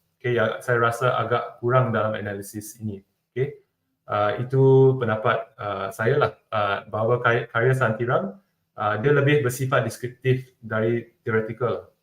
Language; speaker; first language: Malay; non-native, local second language; Chinese